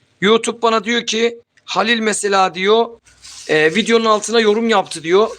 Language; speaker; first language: Turkish; native; Turkish